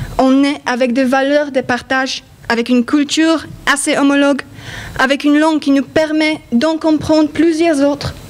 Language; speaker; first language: French; non-native, fluent; Polish